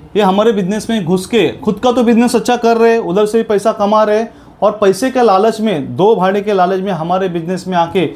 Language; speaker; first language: Hindi; non-native, local second language; Marathi